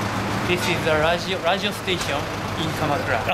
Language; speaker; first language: English; non-native, learner; Japanese